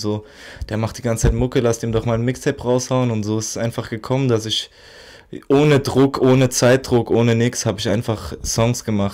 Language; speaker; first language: German; native; German